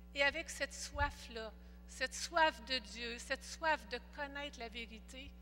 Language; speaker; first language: French; native; French